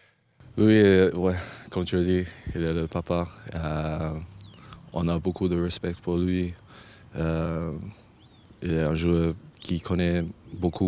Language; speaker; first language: French; non-native, fluent; English